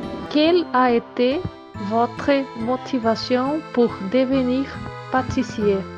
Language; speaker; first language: French; non-native, learner; Spanish